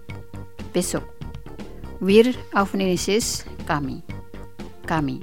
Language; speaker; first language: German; non-native, fluent; Indonesian